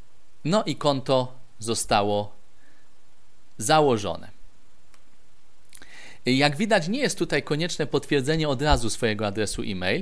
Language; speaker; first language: Polish; native; Polish